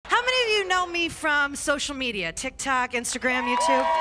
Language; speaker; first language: English; native; English